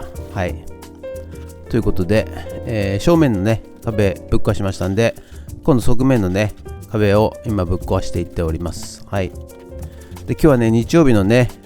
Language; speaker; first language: Japanese; native; Japanese